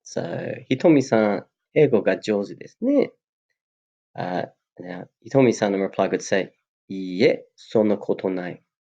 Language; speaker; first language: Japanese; non-native, fluent; English